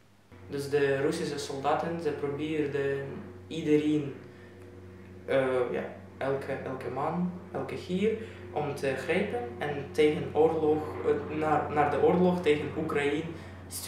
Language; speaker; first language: Dutch; non-native, learner; Russian